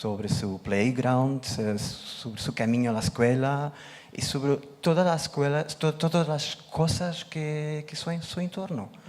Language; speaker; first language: Spanish; non-native, learner; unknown